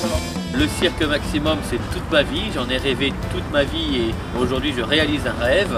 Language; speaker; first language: French; native; French